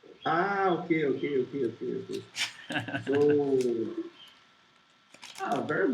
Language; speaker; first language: English; non-native, learner; Portuguese